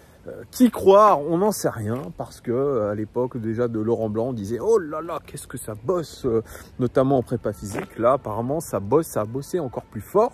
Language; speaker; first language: French; native; French